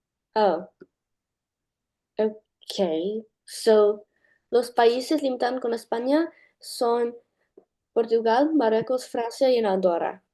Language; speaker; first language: Spanish; non-native, learner; English